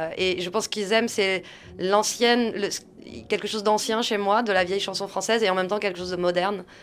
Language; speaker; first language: French; native; French